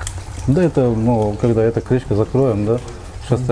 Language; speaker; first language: Russian; non-native, local second language; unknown